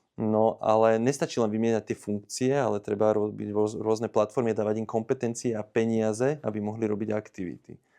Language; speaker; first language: Slovak; native; Slovak